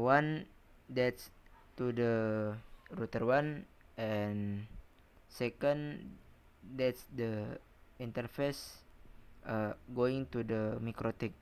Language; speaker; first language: English; non-native, learner; Indonesian